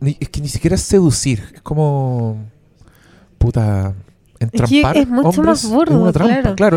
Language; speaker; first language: Spanish; native; Spanish